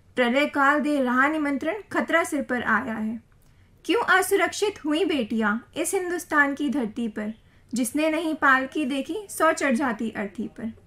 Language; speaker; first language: Hindi; native; Hindi